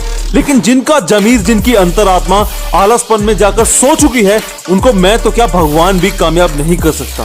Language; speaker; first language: Hindi; native; Hindi